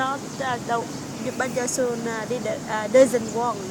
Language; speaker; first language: English; non-native, learner; Vietnamese